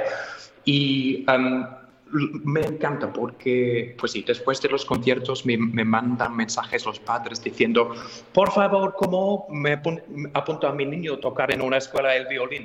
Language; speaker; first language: Spanish; non-native, fluent; English